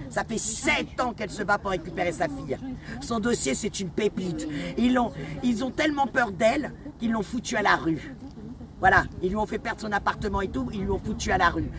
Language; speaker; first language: French; native; French